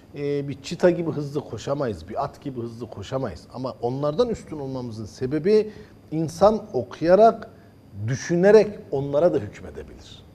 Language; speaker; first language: Turkish; early bilingual, heritage; Turkish